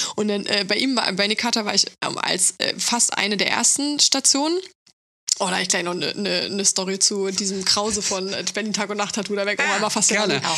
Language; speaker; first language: German; native; German